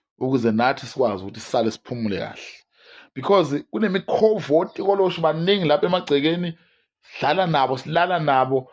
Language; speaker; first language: Zulu; non-native, local second language; Swati